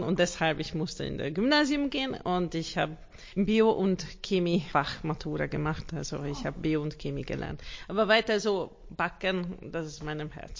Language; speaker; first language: German; non-native, learner; Hungarian